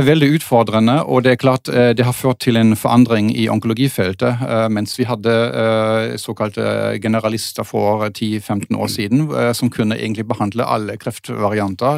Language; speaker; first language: Norwegian; non-native, fluent; German